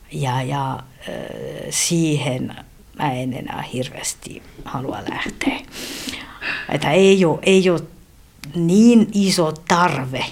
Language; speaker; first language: Finnish; non-native, fluent; French